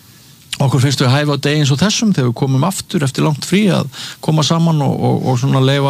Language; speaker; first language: Icelandic; native; Icelandic